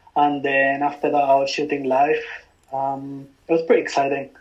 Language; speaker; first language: English; non-native, fluent; Spanish